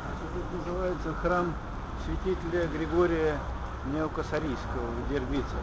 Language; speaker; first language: Russian; native; Russian